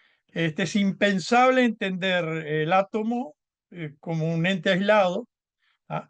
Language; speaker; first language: Spanish; native; Spanish